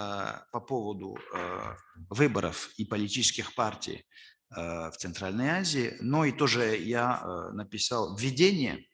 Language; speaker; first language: Russian; non-native, fluent; French